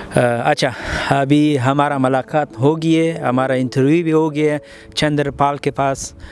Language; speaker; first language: Hindi; non-native, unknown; Pashto